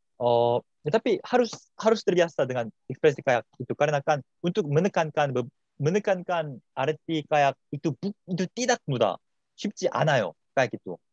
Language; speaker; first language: Indonesian; non-native, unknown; Korean